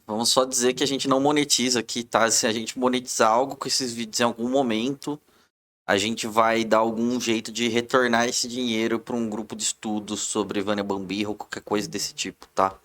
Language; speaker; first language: Portuguese; native; Portuguese